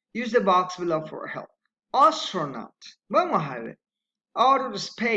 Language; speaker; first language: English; non-native, fluent; Spanish